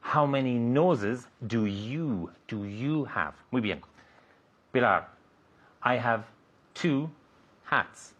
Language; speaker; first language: English; non-native, fluent; Spanish